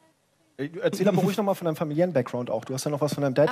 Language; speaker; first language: German; native; German